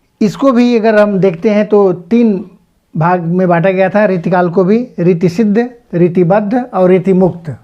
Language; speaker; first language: Hindi; native; Hindi